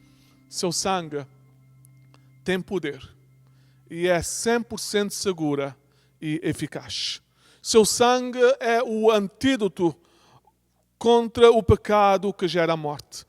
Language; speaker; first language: Portuguese; native; Portuguese